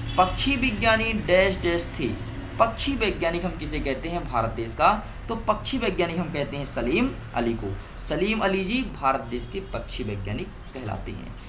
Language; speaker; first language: Hindi; native; Hindi